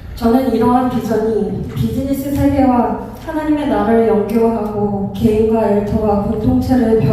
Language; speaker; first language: Korean; early bilingual, heritage; Korean